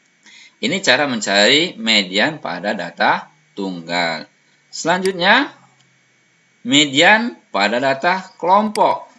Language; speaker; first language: Indonesian; native; Indonesian